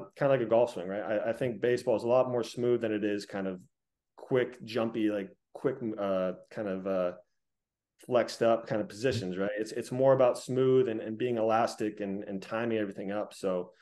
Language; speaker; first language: English; native; English